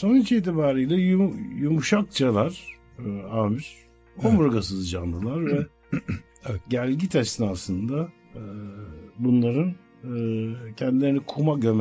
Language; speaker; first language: Turkish; native; Turkish